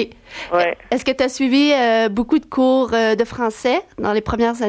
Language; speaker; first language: French; native; French